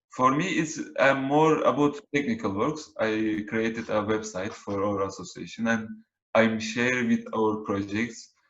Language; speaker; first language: English; non-native, learner; Turkish